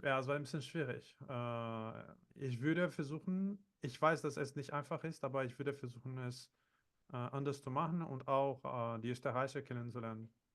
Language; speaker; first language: German; non-native, fluent; Portuguese